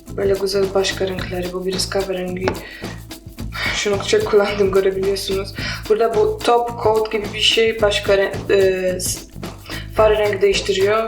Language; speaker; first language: Turkish; non-native, learner; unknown